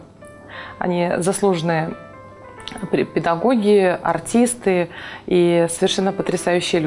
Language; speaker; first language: Russian; native; Russian